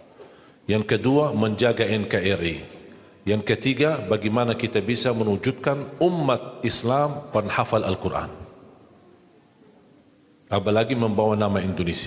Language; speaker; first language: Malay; non-native, fluent; Arabic